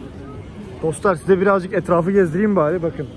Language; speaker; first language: Turkish; native; Turkish